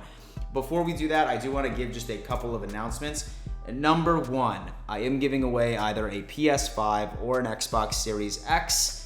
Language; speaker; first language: English; native; English